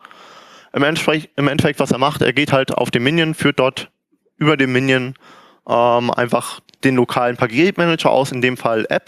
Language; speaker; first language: German; native; German